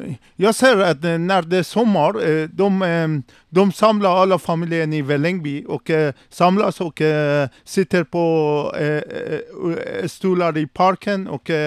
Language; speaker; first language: Swedish; non-native, learner; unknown